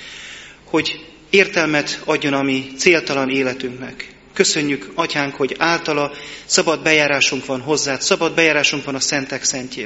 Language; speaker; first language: Hungarian; native; Hungarian